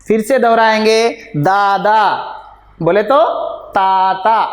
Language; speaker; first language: Hindi; non-native, local second language; Telugu